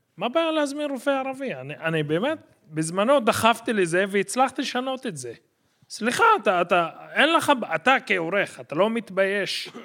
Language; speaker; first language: Hebrew; non-native, local second language; Arabic